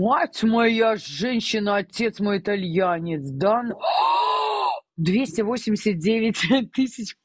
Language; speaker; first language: Russian; native; Russian